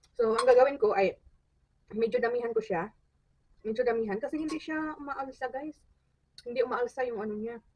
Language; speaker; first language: Filipino; non-native, local second language; Cebuano